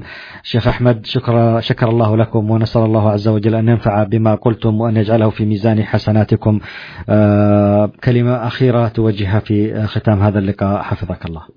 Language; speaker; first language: Arabic; native; Arabic